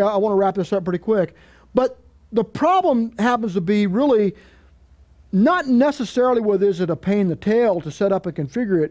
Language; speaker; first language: English; native; English